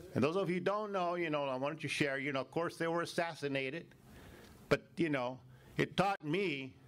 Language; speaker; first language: English; native; English